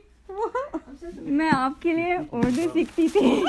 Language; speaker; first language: Hindi; non-native, learner; English